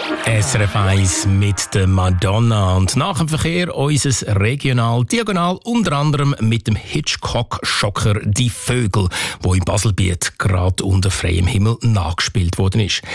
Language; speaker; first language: German; native; German